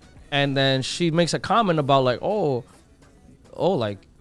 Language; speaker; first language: English; early bilingual, other home language; Spanish